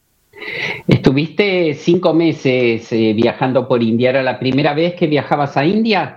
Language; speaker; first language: Spanish; native; Spanish